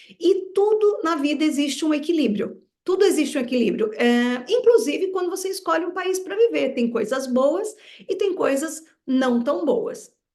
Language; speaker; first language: Portuguese; native; Portuguese